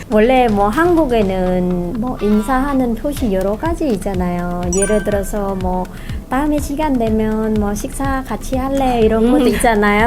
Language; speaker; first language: Korean; non-native, learner; Khmer